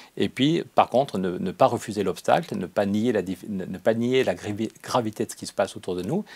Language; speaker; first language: French; native; French